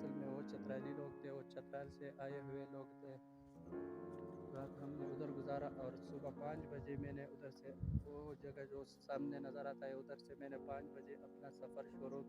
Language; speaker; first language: Hindi; non-native, local second language; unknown